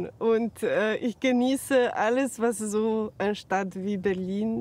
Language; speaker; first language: German; non-native, fluent; Slovenian